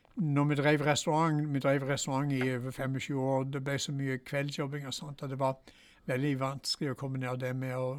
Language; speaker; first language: Norwegian; non-native, fluent; English